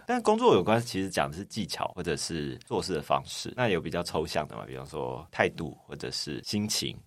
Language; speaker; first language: Chinese; native; Chinese